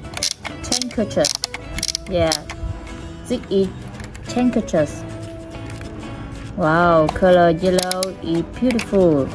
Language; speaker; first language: English; non-native, learner; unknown